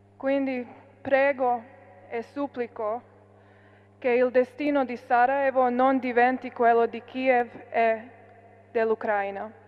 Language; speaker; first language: Italian; non-native, fluent; Bosnian